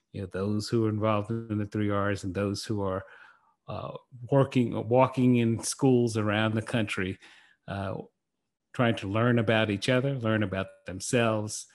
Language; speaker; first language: English; native; English